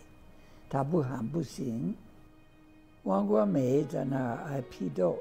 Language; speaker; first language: Chinese; non-native, fluent; English